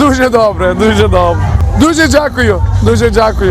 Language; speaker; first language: Ukrainian; non-native, learner; Turkish